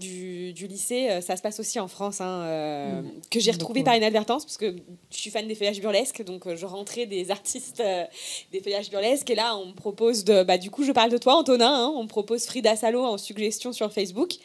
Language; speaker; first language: French; native; French